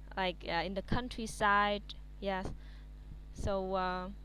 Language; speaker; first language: English; non-native, fluent; Vietnamese